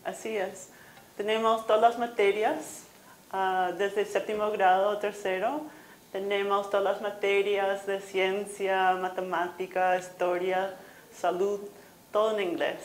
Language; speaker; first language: Spanish; non-native, fluent; English